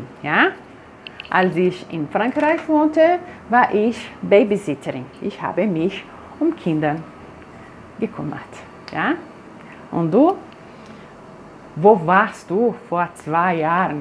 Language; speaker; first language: German; non-native, fluent; Portuguese